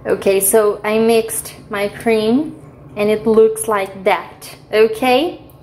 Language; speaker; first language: English; non-native, fluent; Portuguese